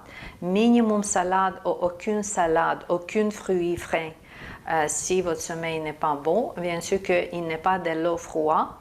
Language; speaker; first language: French; non-native, fluent; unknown